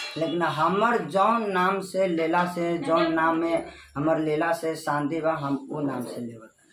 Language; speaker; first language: Bhojpuri; non-native, local second language; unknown